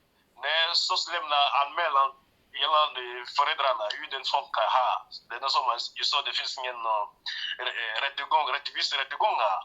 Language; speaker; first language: Swedish; non-native, learner; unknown